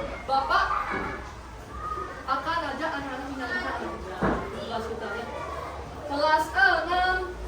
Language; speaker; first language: Indonesian; native; Indonesian